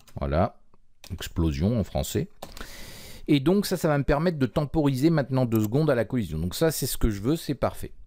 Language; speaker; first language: French; native; French